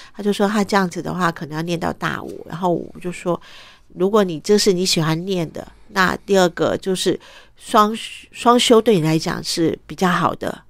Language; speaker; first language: Chinese; early bilingual, other home language; Cantonese